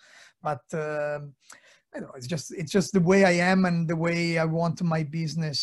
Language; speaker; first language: English; non-native, fluent; Italian